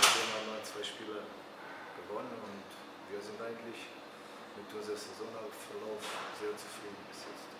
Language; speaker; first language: German; early bilingual, other home language; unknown